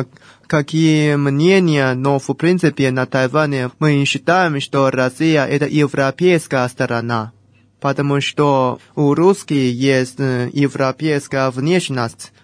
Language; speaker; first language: Russian; non-native, fluent; Chinese